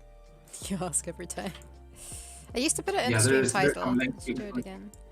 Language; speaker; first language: English; native; English